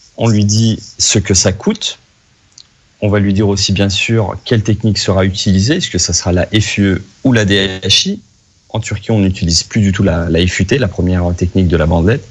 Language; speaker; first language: French; native; French